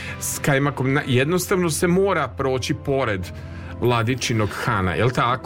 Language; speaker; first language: Serbian; native; Serbian